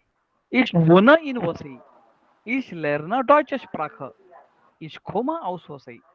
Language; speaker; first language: German; non-native, learner; Marathi